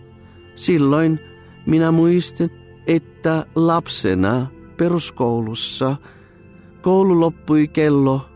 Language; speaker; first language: Finnish; non-native, fluent; Bulgarian